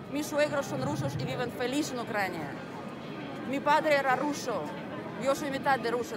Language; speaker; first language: Spanish; non-native, learner; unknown